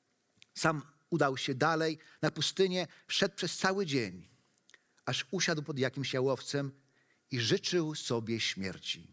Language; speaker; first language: Polish; native; Polish